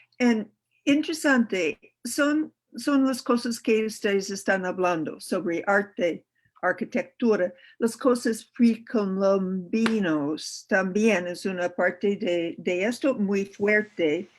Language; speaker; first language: Spanish; non-native, learner; English